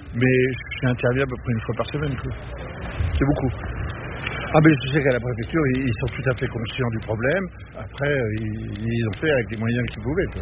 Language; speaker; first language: French; native; French